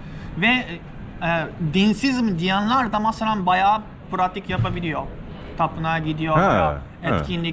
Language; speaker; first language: Turkish; non-native, fluent; Japanese